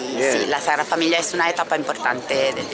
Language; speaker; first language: Spanish; non-native, fluent; Italian